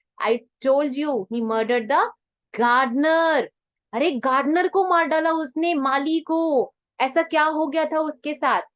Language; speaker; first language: Hindi; non-native, local second language; Punjabi